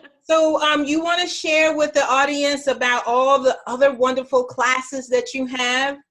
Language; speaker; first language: English; native; English